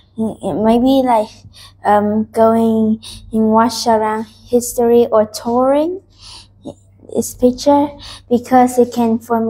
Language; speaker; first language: English; non-native, learner; Vietnamese